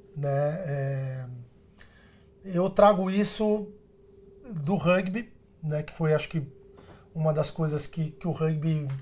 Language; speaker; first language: Portuguese; early bilingual, other home language; Spanish